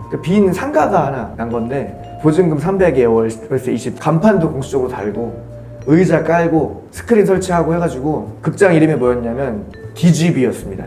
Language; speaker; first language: Korean; native; Korean